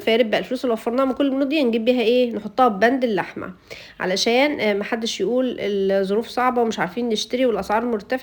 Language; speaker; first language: Arabic; native; Arabic